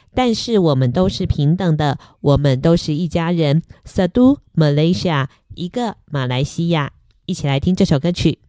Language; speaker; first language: Chinese; non-native, fluent; Vietnamese